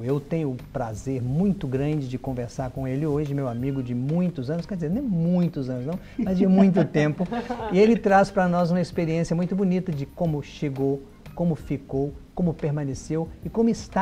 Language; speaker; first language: Portuguese; native; Portuguese